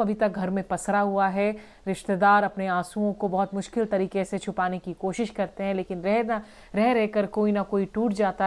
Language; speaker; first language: Hindi; native; Hindi